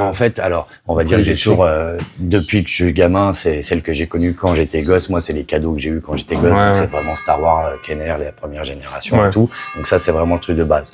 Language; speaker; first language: French; native; French